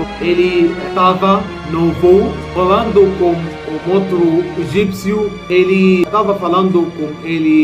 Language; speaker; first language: Portuguese; non-native, fluent; Arabic